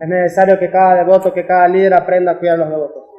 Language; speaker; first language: Spanish; native; Spanish